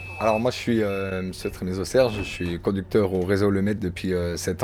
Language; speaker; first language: French; native; French